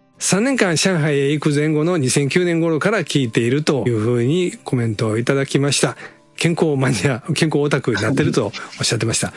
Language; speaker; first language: Japanese; native; Japanese